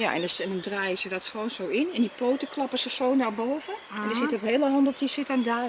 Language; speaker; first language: Dutch; native; Dutch